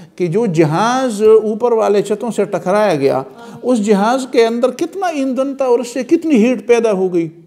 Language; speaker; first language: Urdu; non-native, local second language; Pashto